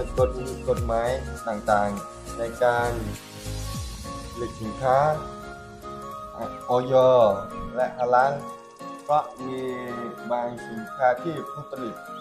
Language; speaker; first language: Thai; non-native, local second language; Malay